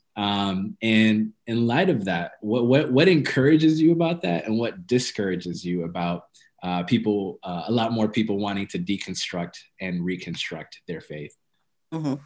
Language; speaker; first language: English; early bilingual, other home language; Amharic